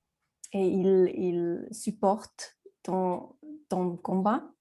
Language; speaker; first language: French; non-native, fluent; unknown